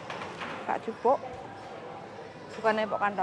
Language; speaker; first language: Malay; non-native, local second language; Javanese